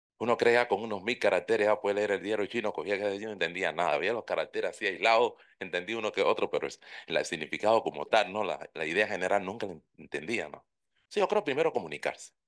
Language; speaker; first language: Spanish; native; Spanish